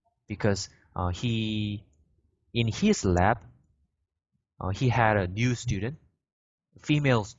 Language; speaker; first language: English; non-native, fluent; Korean